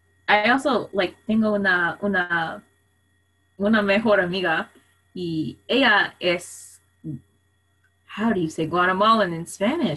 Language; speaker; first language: Spanish; non-native, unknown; English